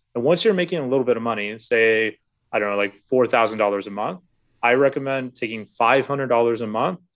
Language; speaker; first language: English; native; English